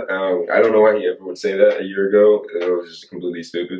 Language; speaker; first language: English; native; English